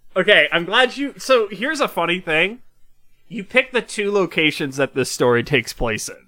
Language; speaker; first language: English; native; English